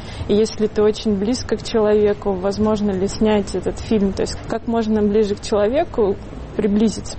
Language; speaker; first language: Russian; native; Russian